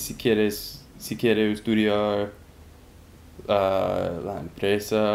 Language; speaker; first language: Spanish; non-native, learner; English